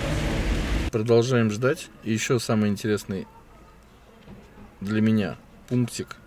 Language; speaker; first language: Russian; native; Russian